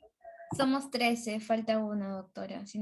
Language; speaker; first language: Spanish; native; Spanish